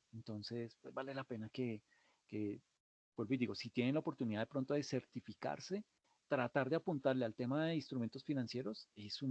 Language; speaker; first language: Spanish; native; Spanish